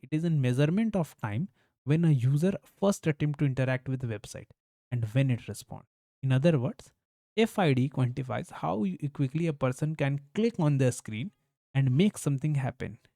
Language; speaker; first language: English; non-native, local second language; Hindi